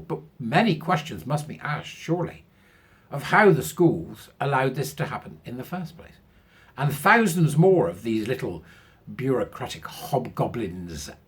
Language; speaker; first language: English; native; English